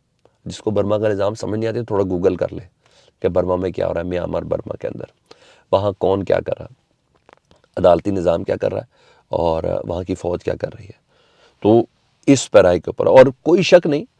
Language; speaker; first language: Urdu; native; Urdu